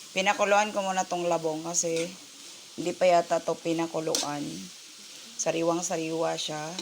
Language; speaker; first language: Filipino; non-native, local second language; Cebuano